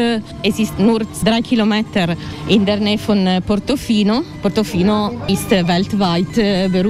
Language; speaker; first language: German; non-native, learner; Italian